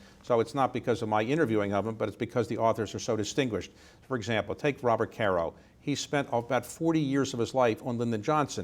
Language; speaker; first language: English; native; English